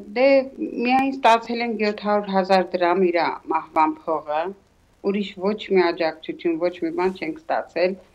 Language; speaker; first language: Armenian; native; Armenian